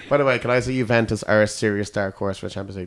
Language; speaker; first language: English; native; English